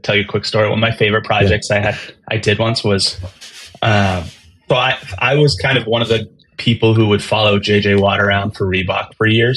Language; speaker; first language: English; native; English